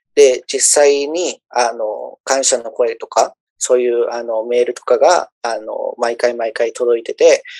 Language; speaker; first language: Japanese; early bilingual, other home language; Spanish